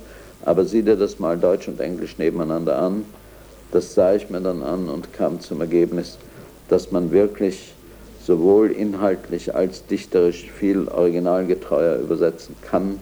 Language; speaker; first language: German; native; German